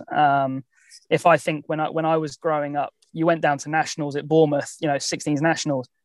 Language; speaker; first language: English; native; English